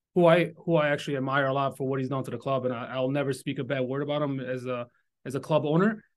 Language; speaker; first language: English; early bilingual, other home language; Italian